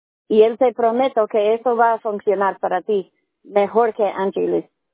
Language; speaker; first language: Spanish; non-native, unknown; English